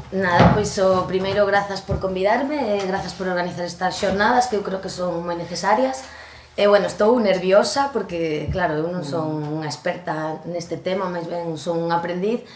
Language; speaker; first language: Galician; non-native, local second language; Spanish